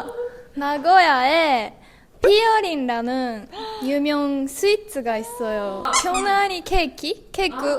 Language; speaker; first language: Korean; non-native, learner; Japanese